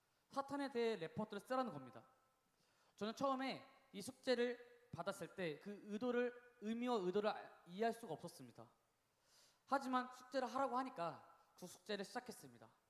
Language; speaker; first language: Korean; native; Korean